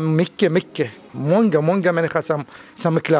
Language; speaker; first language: Swedish; non-native, learner; Arabic